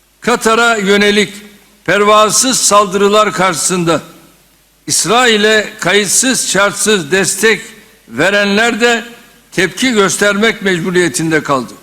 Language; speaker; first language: Turkish; native; Turkish